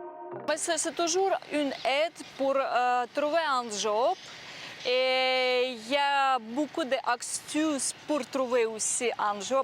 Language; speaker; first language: French; non-native, learner; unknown